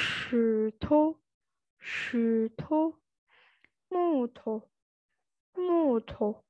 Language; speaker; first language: Chinese; non-native, fluent; Indonesian